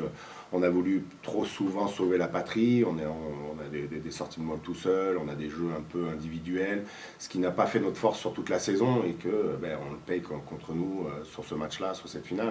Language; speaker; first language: French; native; French